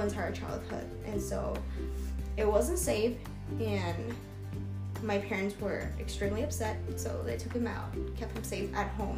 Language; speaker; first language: English; non-native, fluent; Vietnamese